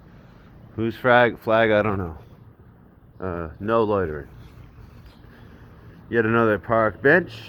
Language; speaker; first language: English; native; English